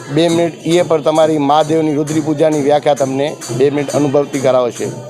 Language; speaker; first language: Gujarati; non-native, local second language; Sindhi